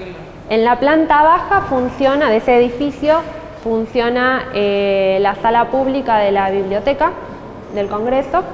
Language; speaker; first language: Spanish; native; Spanish